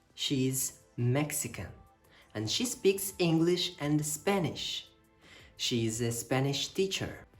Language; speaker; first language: English; non-native, fluent; Kazakh